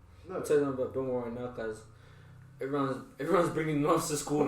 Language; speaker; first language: English; native; English